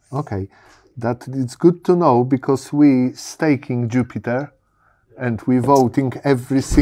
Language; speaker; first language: English; non-native, learner; Polish